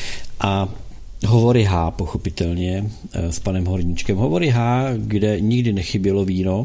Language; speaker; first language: Czech; native; Czech